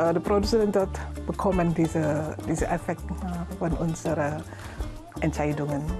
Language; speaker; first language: German; non-native, learner; Indonesian